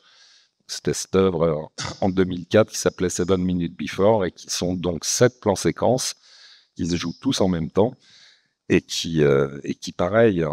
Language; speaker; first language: French; native; French